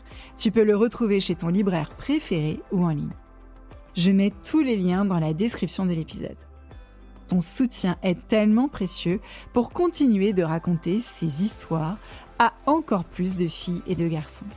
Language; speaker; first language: French; native; French